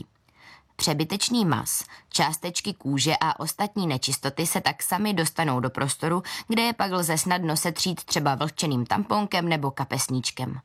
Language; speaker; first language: Czech; native; Czech